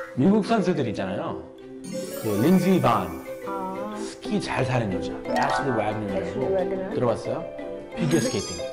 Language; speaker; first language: Korean; non-native, fluent; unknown